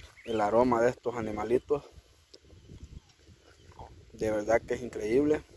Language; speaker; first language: Spanish; native; Spanish